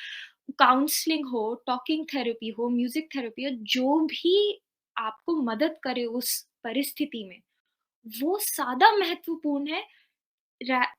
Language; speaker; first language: Hindi; native; Hindi